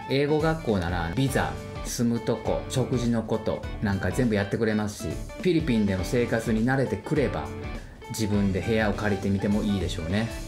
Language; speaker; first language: Japanese; native; Japanese